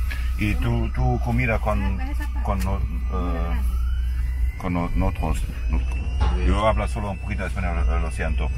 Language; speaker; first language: Spanish; non-native, learner; German